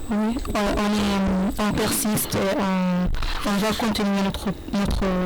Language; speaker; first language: French; non-native, learner; Arabic